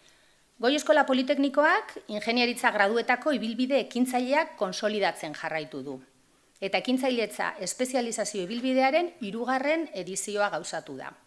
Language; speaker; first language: Basque; native; Basque